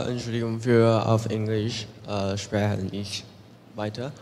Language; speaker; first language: German; non-native, learner; Chinese